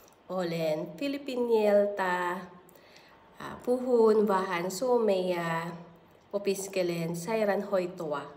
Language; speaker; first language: Finnish; non-native, learner; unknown